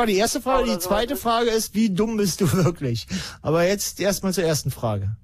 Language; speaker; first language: German; native; German